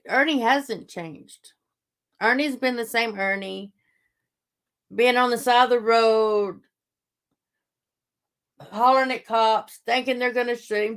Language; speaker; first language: English; native; English